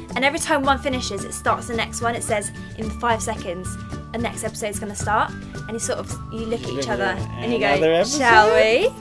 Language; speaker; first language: English; native; English